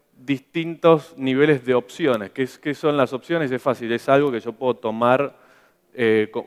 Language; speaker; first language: Spanish; native; Spanish